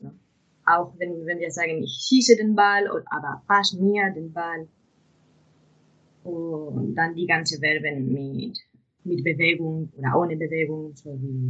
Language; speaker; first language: German; non-native, fluent; Spanish